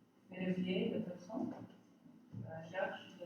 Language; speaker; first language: French; non-native, learner; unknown